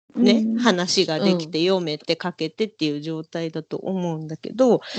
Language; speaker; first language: Japanese; native; Japanese